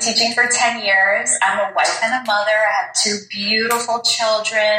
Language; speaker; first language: English; native; English